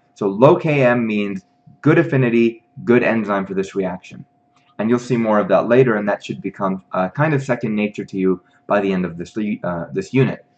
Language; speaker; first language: English; native; English